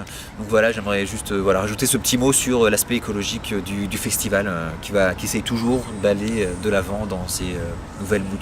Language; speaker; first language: French; native; French